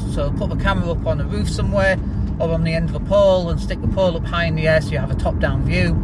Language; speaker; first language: English; native; English